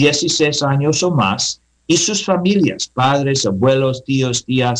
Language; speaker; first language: Spanish; non-native, learner; English